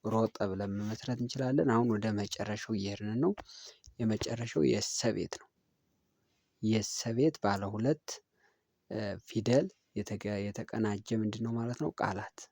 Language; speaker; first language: Amharic; native; Amharic